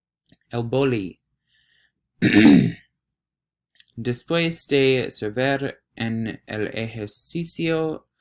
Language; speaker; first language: Spanish; non-native, learner; English